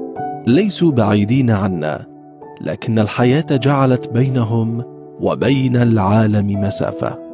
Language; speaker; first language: Arabic; native; Arabic